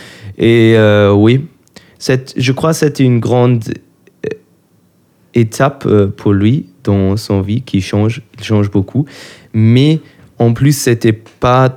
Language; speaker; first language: French; non-native, learner; German